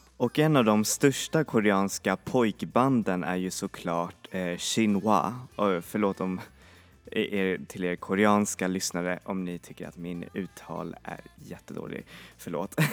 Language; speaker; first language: Swedish; native; Swedish